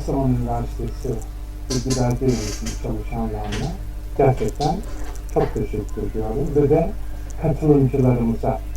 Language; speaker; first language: Turkish; native; Turkish